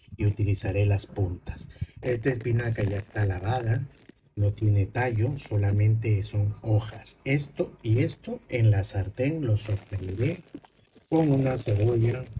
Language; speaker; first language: Spanish; native; Spanish